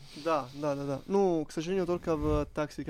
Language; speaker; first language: Russian; non-native, learner; Italian